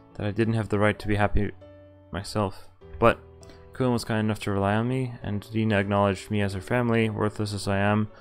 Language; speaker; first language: English; non-native, fluent; Dutch